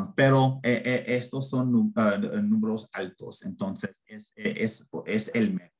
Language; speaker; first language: Spanish; early bilingual, heritage; Spanish